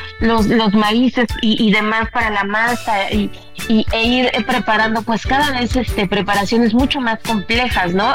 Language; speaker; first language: Spanish; native; Spanish